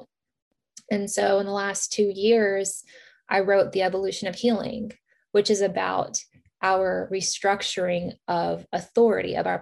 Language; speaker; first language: English; native; English